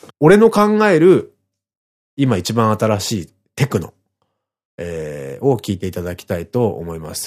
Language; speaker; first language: Japanese; native; Japanese